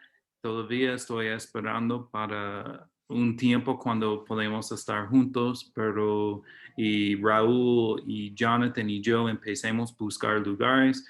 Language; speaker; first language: Spanish; non-native, fluent; English